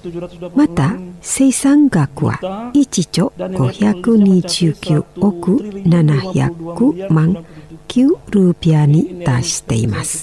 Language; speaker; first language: Japanese; non-native, fluent; Indonesian